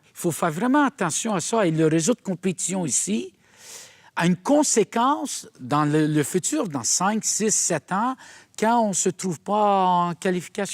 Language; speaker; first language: French; native; French